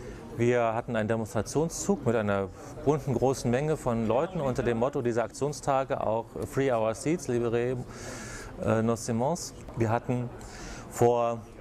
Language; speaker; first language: German; native; German